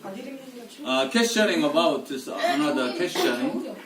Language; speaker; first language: English; non-native, learner; Korean